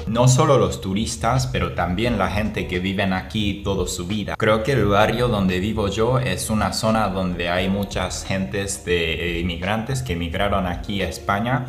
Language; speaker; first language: Spanish; non-native, fluent; Japanese